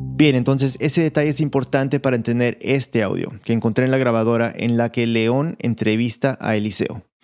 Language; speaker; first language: Spanish; early bilingual, heritage; Spanish